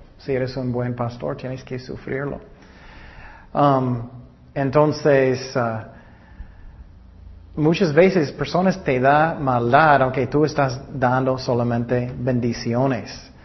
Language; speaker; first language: Spanish; non-native, learner; English